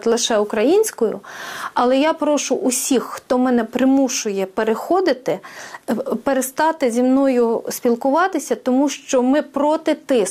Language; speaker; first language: Ukrainian; native; Ukrainian